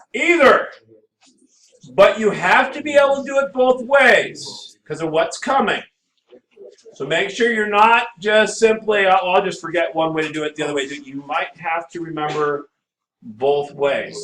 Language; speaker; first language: English; native; English